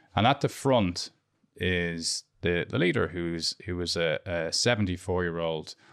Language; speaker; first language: English; native; English